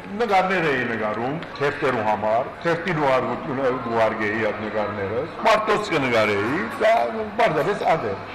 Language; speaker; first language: Armenian; early bilingual, heritage; Armenian